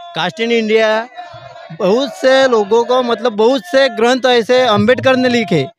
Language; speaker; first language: Hindi; non-native, local second language; Marathi